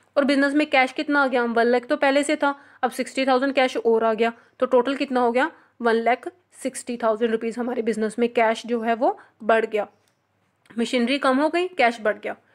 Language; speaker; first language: Hindi; non-native, local second language; Punjabi